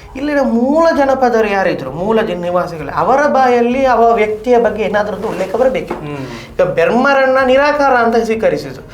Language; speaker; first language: Kannada; non-native, local second language; Tulu